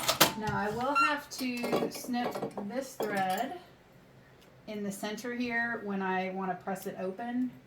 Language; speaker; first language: English; native; English